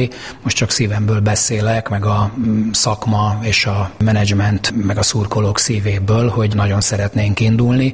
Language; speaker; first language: Hungarian; native; Hungarian